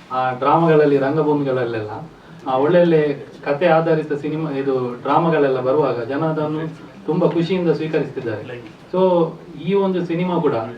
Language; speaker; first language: Kannada; non-native, local second language; Tulu